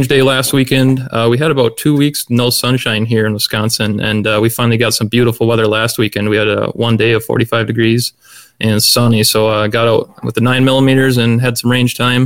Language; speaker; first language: English; native; English